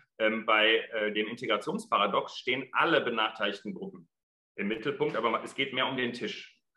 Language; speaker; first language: German; early bilingual, other home language; Arabic